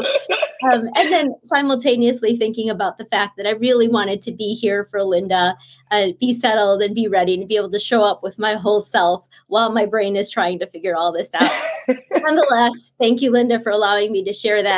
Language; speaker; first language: English; early bilingual, other home language; Bangla